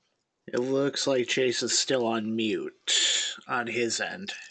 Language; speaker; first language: English; native; English